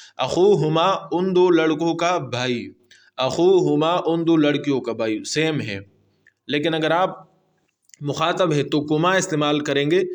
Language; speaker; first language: Urdu; non-native, local second language; Pashto